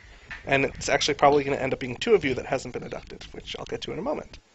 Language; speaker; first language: English; native; English